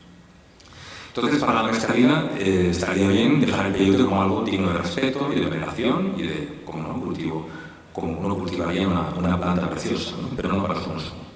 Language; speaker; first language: Spanish; native; Spanish